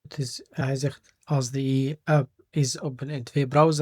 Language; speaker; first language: Dutch; non-native, fluent; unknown